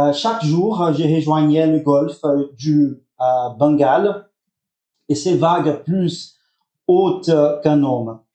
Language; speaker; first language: French; non-native, fluent; Portuguese